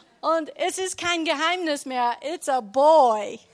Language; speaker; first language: German; non-native, learner; English